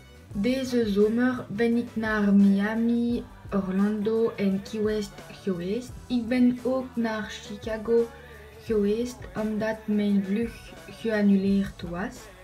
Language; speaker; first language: Dutch; non-native, learner; French